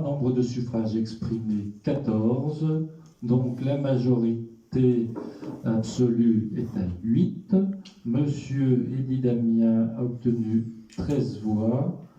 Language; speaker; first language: French; native; French